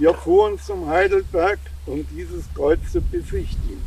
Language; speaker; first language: German; native; German